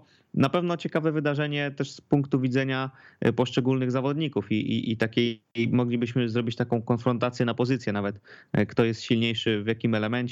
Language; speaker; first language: Polish; native; Polish